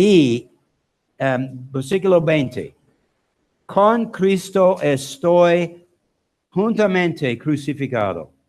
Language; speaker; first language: Spanish; non-native, learner; English